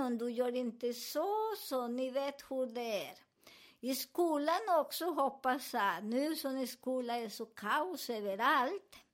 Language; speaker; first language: Swedish; non-native, fluent; Spanish